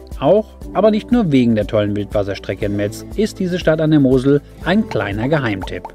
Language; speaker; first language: German; native; German